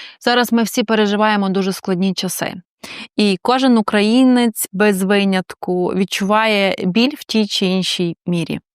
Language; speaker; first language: Ukrainian; native; Ukrainian